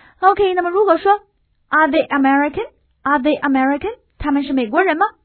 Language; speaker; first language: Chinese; native; Chinese